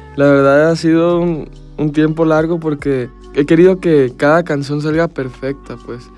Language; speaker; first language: Spanish; early bilingual, heritage; Spanish